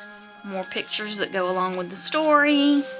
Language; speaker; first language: English; native; English